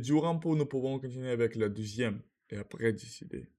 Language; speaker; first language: French; non-native, learner; Russian